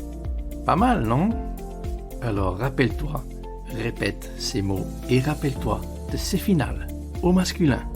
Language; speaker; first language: French; non-native, fluent; Italian